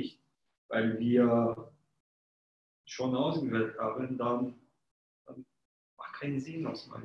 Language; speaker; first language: German; non-native, fluent; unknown